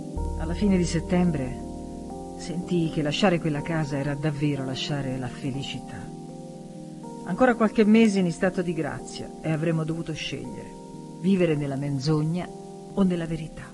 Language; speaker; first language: Italian; native; Italian